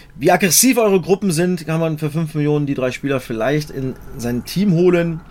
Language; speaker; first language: German; native; German